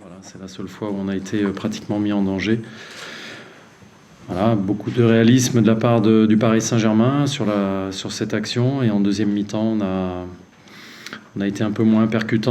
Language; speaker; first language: French; native; French